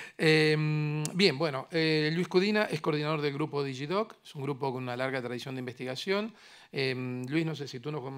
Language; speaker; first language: Spanish; native; Spanish